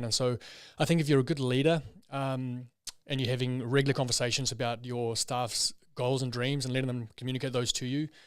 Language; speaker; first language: English; native; English